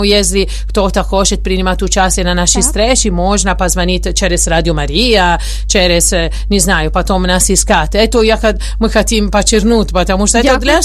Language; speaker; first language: Russian; non-native, fluent; Italian